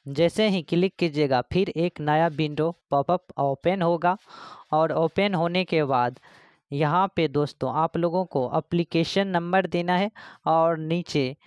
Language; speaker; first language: Hindi; native; Hindi